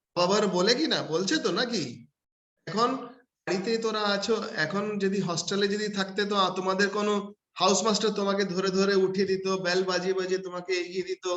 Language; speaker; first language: Bangla; non-native, local second language; Hindi